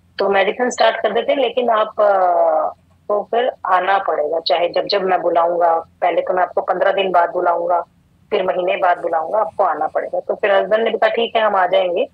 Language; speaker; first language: Hindi; native; Hindi